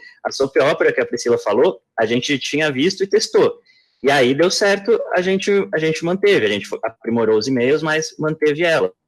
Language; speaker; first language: Portuguese; native; Portuguese